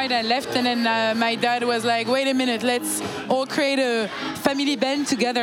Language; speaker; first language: English; non-native, fluent; French